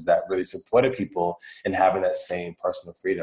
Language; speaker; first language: English; native; English